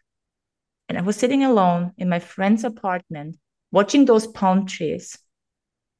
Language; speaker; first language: English; non-native, fluent; German